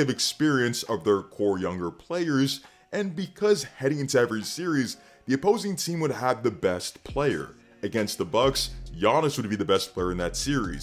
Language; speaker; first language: English; native; English